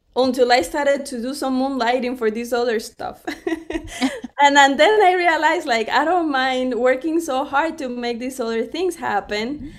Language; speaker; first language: English; non-native, fluent; Spanish